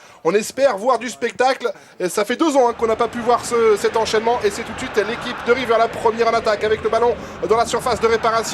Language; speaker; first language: French; native; French